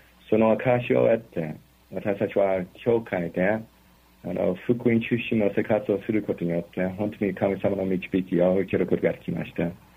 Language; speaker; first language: Japanese; non-native, fluent; English